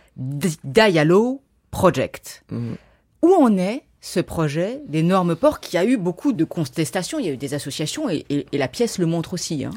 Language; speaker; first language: French; native; French